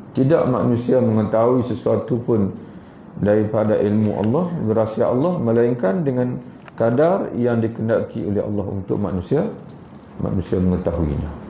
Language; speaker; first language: Malay; native; Malay